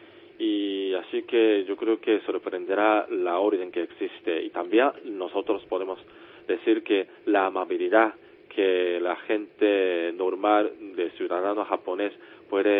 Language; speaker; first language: Spanish; non-native, fluent; Japanese